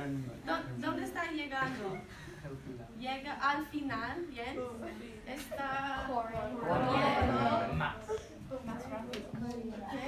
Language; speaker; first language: Spanish; non-native, fluent; English